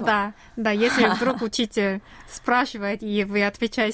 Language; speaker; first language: Russian; non-native, fluent; Korean